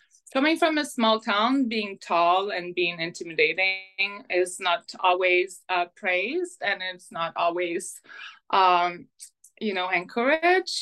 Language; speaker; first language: English; non-native, fluent; French